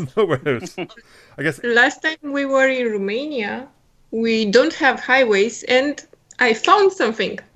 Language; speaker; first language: English; non-native, fluent; Romanian